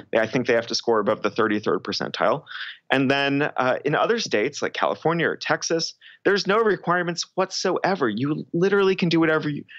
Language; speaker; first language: English; native; English